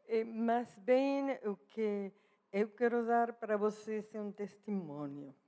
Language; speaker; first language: Portuguese; non-native, fluent; Spanish